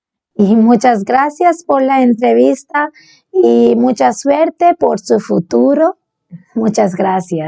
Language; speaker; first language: Spanish; non-native, learner; Bangla